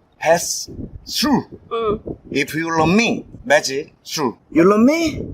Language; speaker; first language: English; non-native, learner; Korean